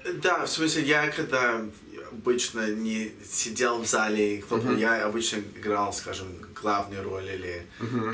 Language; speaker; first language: Russian; early bilingual, heritage; Russian